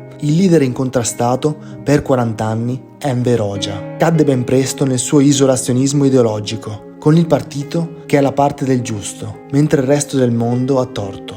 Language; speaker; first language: Italian; native; Italian